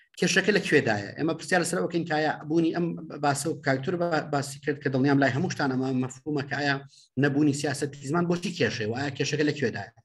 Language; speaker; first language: Central Kurdish; native; Central Kurdish